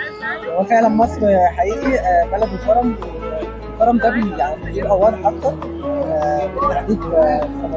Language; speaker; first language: Arabic; native; Arabic